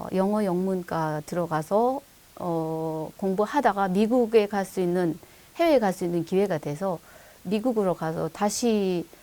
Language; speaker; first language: Korean; non-native, fluent; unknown